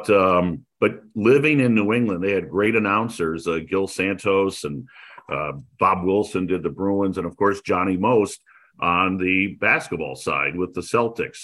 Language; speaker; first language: English; native; English